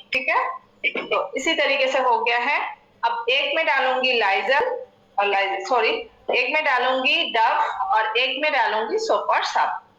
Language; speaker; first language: Hindi; non-native, local second language; Assamese